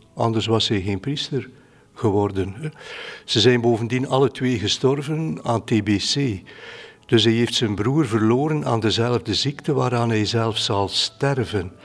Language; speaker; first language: Dutch; native; Dutch